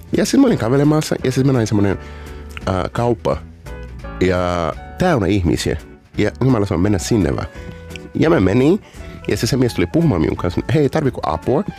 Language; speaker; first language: Finnish; non-native, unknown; Portuguese